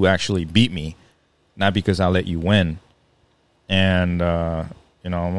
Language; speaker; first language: English; native; English